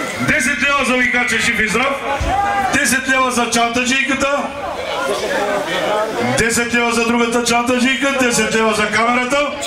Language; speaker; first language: Bulgarian; non-native, local second language; Turkish